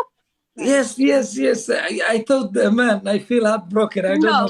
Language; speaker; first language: English; non-native, learner; Somali